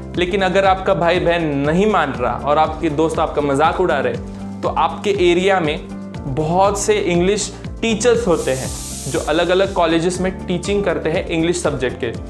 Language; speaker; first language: Hindi; non-native, local second language; Marathi